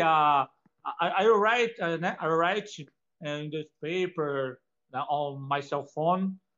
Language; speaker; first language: English; non-native, learner; Portuguese